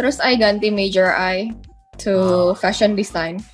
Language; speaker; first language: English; non-native, fluent; Indonesian